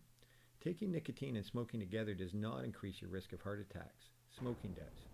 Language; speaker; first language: English; native; English